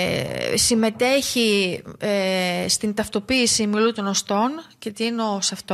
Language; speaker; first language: Greek; native; Greek